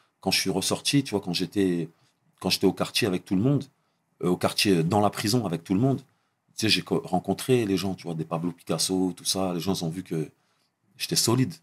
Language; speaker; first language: French; early bilingual, other home language; Arabic